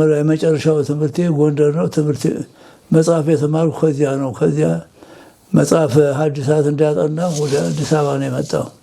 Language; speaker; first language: Amharic; native; Amharic